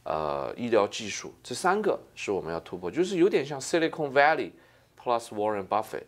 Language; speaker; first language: Chinese; native; Chinese